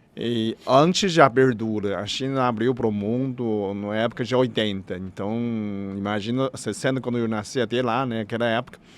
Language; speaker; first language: Portuguese; non-native, fluent; Chinese